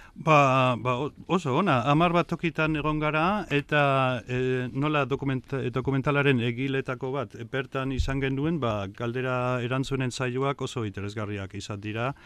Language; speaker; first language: Basque; non-native, fluent; German